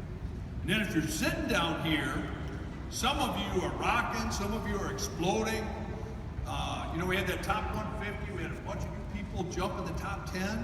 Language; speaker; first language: English; native; English